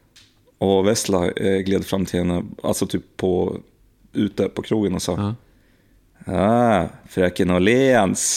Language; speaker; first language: Swedish; native; Swedish